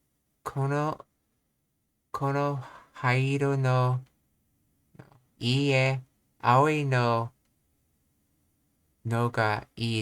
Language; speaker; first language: Japanese; non-native, learner; English